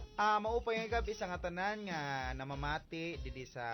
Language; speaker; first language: Filipino; native; Filipino